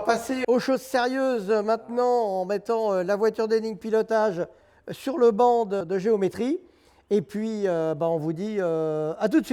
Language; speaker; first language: French; native; French